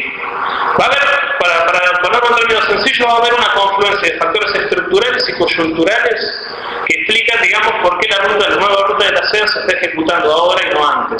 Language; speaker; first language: Spanish; native; Spanish